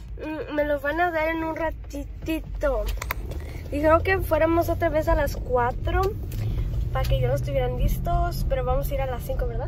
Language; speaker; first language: Spanish; early bilingual, other home language; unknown